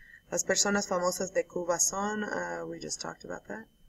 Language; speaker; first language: English; native; English